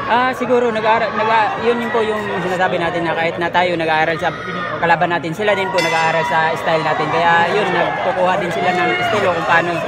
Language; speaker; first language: Filipino; non-native, local second language; Cebuano